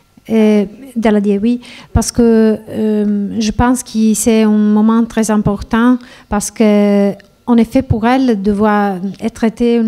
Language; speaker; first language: French; non-native, fluent; Italian